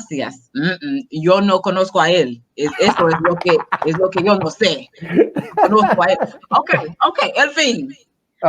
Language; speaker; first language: Spanish; non-native, fluent; English